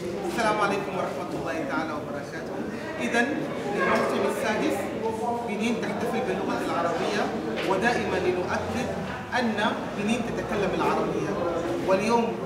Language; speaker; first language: Arabic; non-native, fluent; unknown